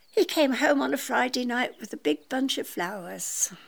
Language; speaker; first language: English; native; English